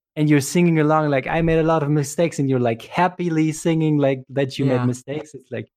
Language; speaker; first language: English; non-native, fluent; German